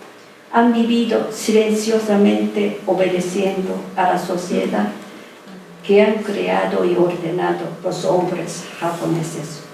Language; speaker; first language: Spanish; non-native, fluent; Japanese